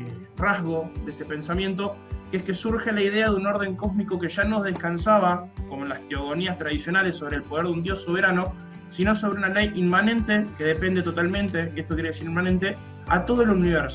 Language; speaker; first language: Spanish; native; Spanish